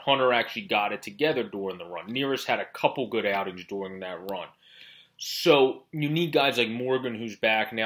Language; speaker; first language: English; native; English